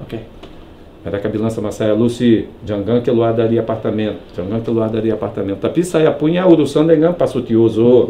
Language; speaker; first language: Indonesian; non-native, fluent; Portuguese